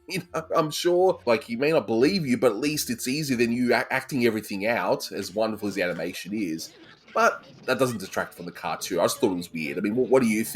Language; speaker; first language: English; native; English